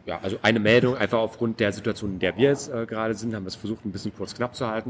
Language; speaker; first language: German; native; German